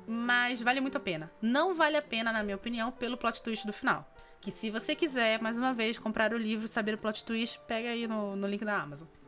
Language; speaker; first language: Portuguese; native; Portuguese